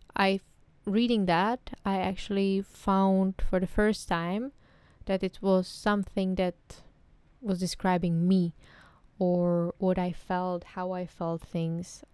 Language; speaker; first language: English; non-native, fluent; Czech